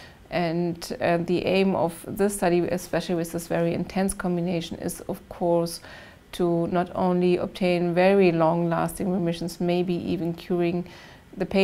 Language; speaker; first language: English; non-native, fluent; German